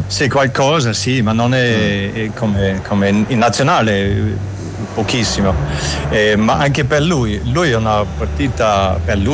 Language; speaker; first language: Italian; non-native, learner; German